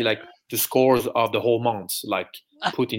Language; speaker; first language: English; non-native, fluent; French